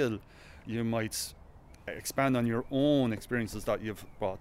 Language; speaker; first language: English; native; English